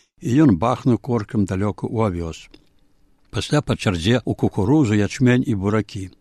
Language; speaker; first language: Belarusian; native; Belarusian